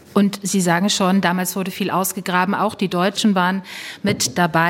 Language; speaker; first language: German; native; German